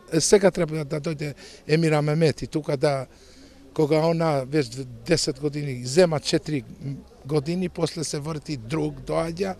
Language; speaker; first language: Macedonian; non-native, local second language; Albanian